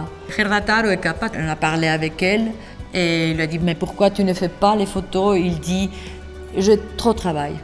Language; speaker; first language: French; non-native, fluent; Spanish